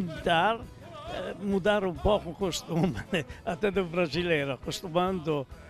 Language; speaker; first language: Portuguese; non-native, fluent; Italian